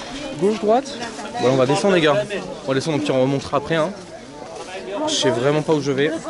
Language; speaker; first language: French; native; French